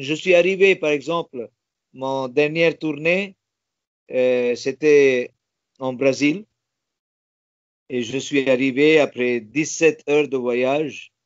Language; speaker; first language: French; non-native, fluent; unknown